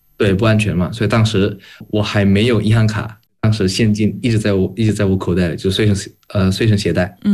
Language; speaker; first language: Chinese; early bilingual, heritage; Chinese